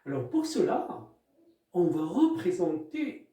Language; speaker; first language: French; non-native, local second language; Arabic